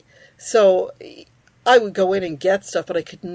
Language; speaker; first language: English; early bilingual, other home language; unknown